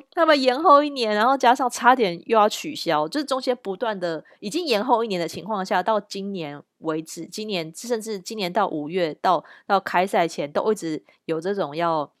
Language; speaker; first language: Chinese; native; Chinese